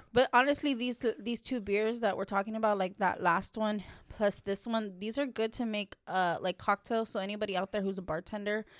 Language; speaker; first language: English; native; English